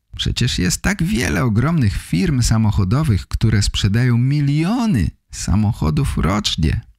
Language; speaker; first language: Polish; native; Polish